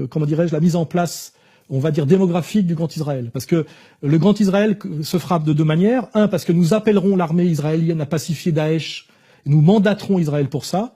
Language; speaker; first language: French; native; French